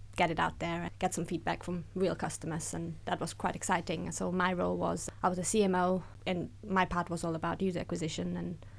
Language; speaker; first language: English; non-native, fluent; German